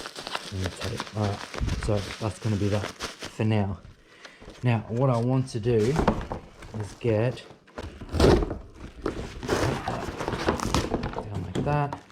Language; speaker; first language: English; native; English